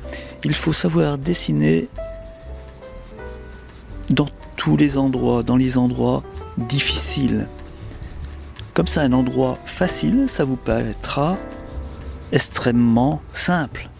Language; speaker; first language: French; native; French